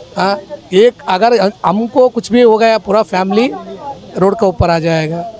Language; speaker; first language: Hindi; non-native, local second language; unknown